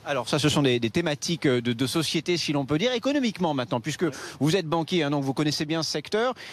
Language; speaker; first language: French; native; French